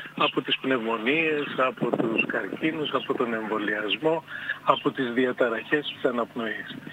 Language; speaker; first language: Greek; native; Greek